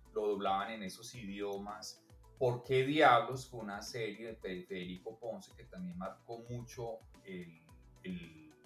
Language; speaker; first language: Spanish; native; Spanish